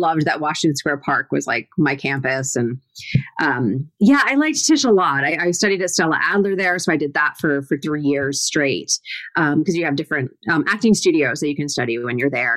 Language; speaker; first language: English; native; English